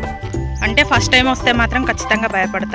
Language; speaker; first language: Telugu; native; Telugu